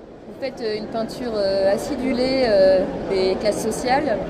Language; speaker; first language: French; native; French